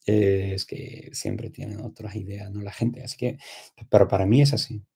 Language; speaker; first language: Spanish; non-native, fluent; English